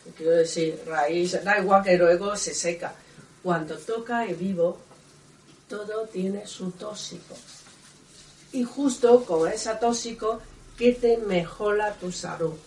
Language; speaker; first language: Spanish; non-native, learner; Chinese